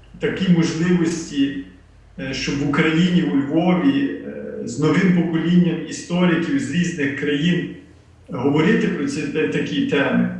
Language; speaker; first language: Ukrainian; early bilingual, heritage; Ukrainian